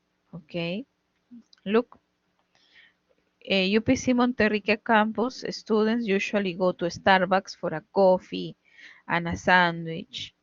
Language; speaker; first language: English; non-native, fluent; Spanish